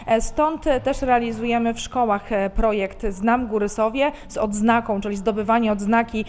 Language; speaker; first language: Polish; native; Polish